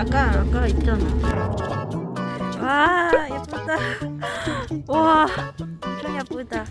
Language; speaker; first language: Korean; non-native, learner; Cantonese